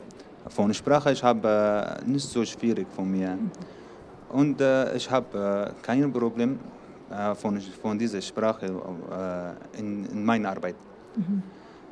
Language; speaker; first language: German; non-native, learner; Arabic